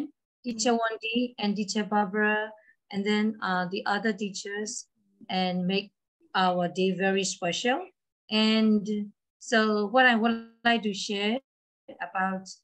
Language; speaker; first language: English; non-native, learner; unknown